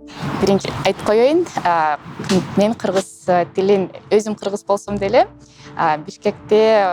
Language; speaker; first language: Kyrgyz; non-native, local second language; Russian